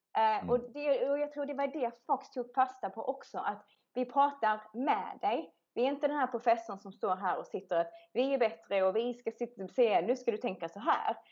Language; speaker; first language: Swedish; native; Swedish